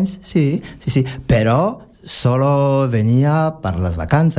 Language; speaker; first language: Catalan; non-native, learner; French